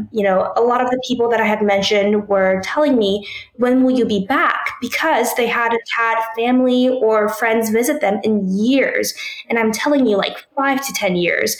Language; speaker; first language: English; early bilingual, other home language; Korean